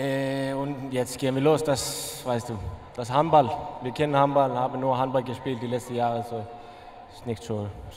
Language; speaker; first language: German; non-native, learner; Icelandic